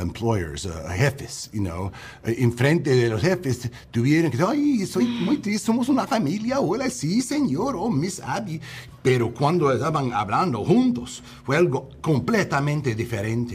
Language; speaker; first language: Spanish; non-native, learner; English